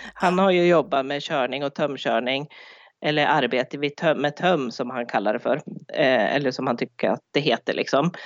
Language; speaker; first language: Swedish; native; Swedish